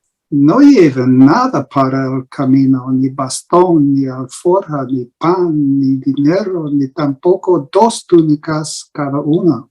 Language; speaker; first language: Spanish; non-native, learner; English